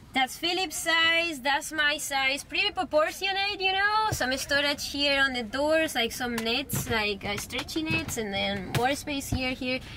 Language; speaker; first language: English; non-native, fluent; Spanish